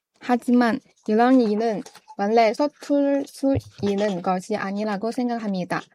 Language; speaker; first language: Korean; non-native, fluent; Chinese